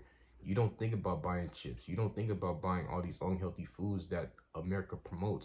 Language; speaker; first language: English; native; English